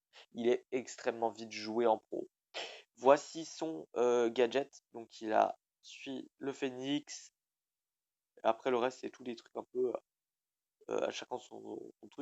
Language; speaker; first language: French; native; French